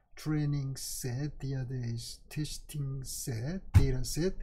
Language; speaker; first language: English; non-native, fluent; Korean